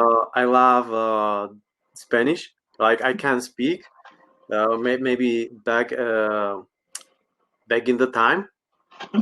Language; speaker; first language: English; non-native, learner; Slovak